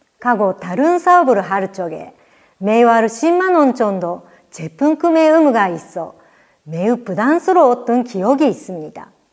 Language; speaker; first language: Korean; non-native, fluent; Japanese